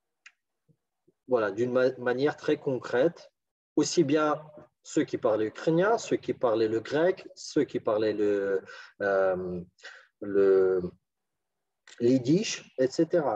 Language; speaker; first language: French; non-native, fluent; Ukrainian